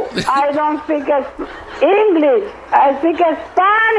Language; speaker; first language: English; non-native, learner; Spanish